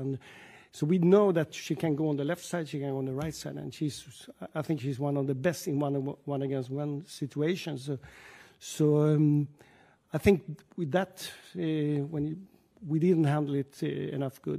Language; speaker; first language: English; non-native, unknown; Swedish